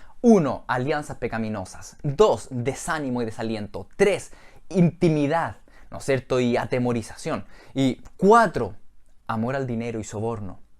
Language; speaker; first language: Spanish; native; Spanish